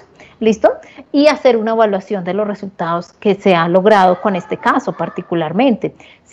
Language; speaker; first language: Spanish; native; Spanish